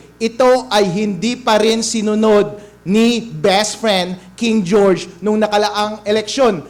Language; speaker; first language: Filipino; non-native, local second language; Iloko